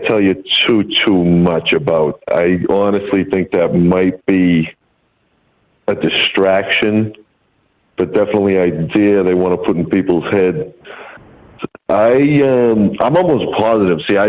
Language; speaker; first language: English; native; English